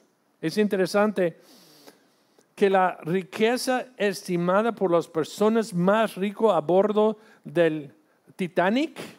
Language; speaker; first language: Spanish; non-native, fluent; English